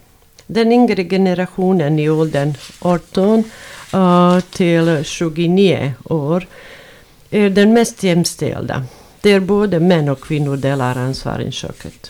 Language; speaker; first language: Swedish; non-native, fluent; Bosnian